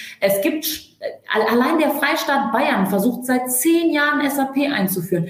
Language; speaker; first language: German; early bilingual, other home language; Turkish